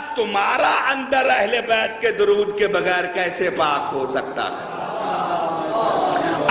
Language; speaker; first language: Urdu; non-native, local second language; Punjabi